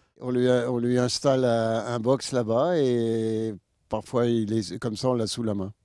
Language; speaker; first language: French; native; French